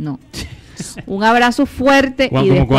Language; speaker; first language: Spanish; native; Spanish